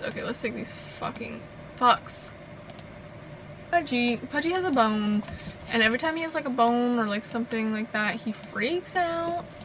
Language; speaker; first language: English; native; English